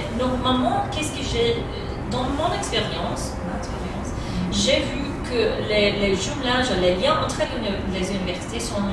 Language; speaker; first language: French; non-native, fluent; English